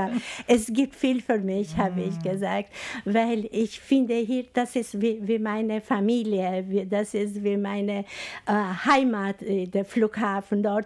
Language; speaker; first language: German; non-native, fluent; Albanian